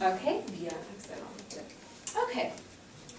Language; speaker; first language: French; non-native, fluent; English